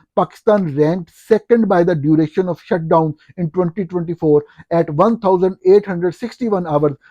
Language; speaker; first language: English; non-native, local second language; Urdu